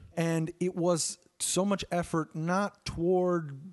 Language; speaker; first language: English; native; English